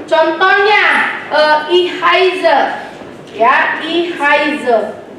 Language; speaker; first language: German; non-native, learner; Indonesian